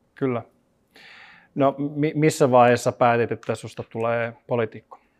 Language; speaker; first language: Finnish; non-native, local second language; Swedish